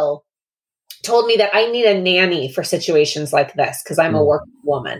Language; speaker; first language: English; native; English